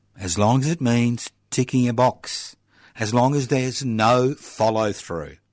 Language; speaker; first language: English; early bilingual, other home language; Italian